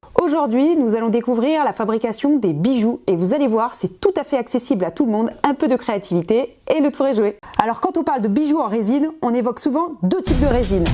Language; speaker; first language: French; native; French